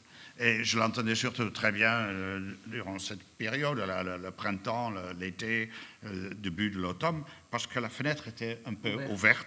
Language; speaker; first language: French; non-native, fluent; Dutch